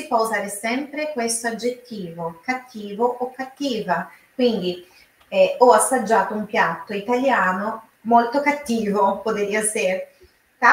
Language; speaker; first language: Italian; non-native, fluent; Portuguese